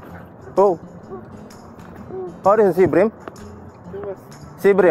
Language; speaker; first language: English; non-native, learner; Indonesian